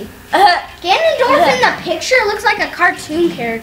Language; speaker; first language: English; native; English